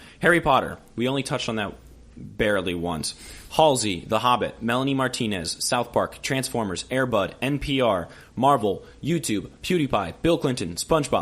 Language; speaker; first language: English; native; English